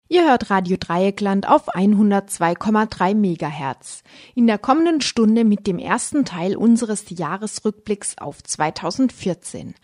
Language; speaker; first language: German; native; German